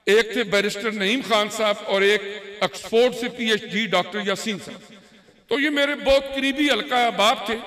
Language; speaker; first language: Urdu; native; Urdu